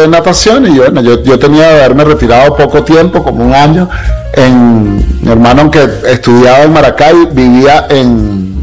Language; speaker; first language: Spanish; native; Spanish